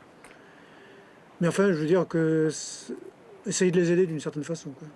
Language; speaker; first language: French; native; French